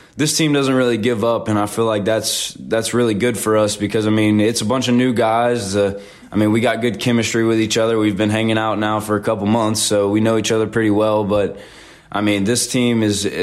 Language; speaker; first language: English; native; English